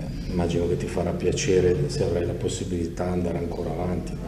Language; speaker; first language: Italian; native; Italian